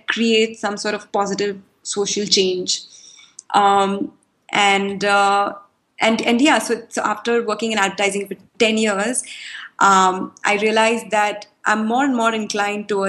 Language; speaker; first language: English; non-native, local second language; Hindi